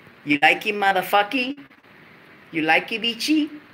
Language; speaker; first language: English; early bilingual, other home language; Spanish